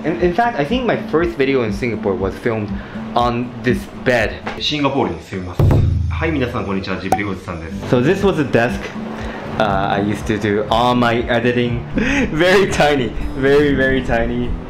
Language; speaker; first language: English; non-native, fluent; Japanese